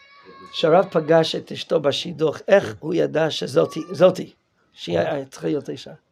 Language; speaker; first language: Hebrew; non-native, fluent; English